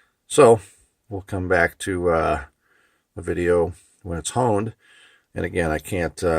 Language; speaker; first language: English; native; English